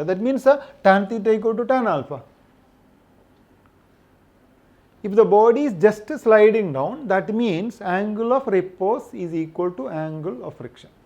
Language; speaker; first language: English; non-native, local second language; Malayalam